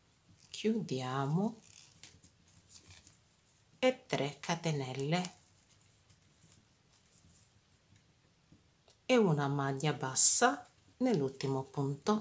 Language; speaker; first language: Italian; non-native, fluent; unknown